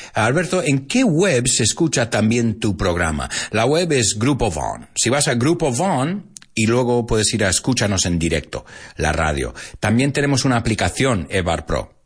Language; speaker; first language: Spanish; non-native, fluent; English